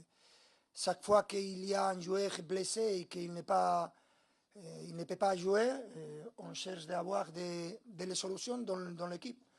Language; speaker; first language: French; non-native, learner; Spanish